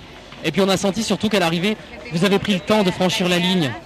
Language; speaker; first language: French; native; French